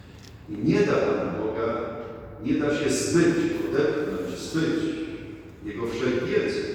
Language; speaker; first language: Polish; native; Polish